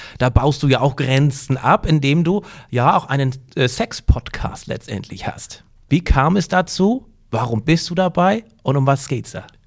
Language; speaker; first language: German; native; German